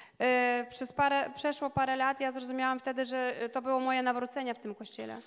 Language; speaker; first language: Polish; non-native, learner; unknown